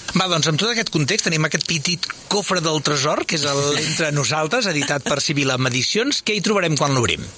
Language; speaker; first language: Catalan; native; Catalan